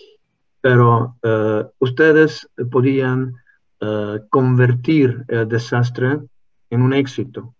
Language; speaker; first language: Spanish; non-native, fluent; Hungarian